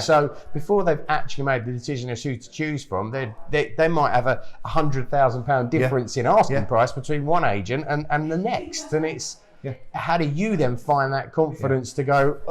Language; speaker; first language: English; native; English